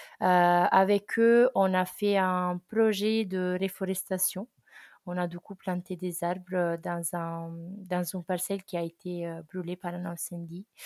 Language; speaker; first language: French; non-native, fluent; Italian